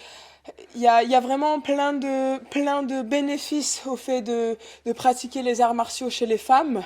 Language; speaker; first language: French; native; French